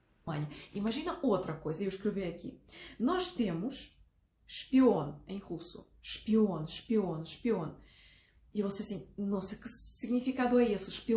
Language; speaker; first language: Portuguese; non-native, fluent; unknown